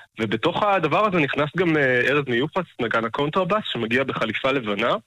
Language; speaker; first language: Hebrew; native; Hebrew